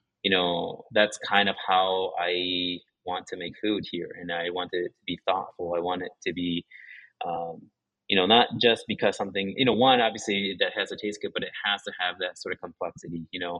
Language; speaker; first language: English; early bilingual, other home language; Japanese